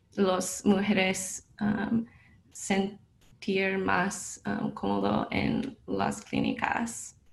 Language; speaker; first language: Spanish; non-native, learner; English